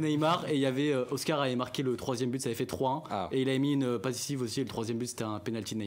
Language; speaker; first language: French; native; French